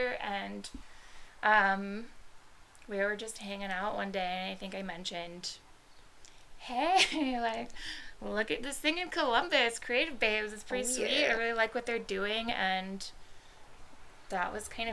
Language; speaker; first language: English; native; English